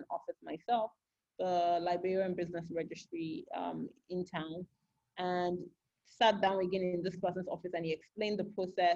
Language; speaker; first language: English; non-native, local second language; Yoruba